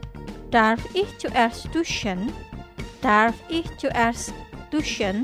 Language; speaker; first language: German; non-native, fluent; Indonesian